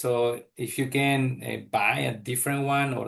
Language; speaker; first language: English; non-native, fluent; Spanish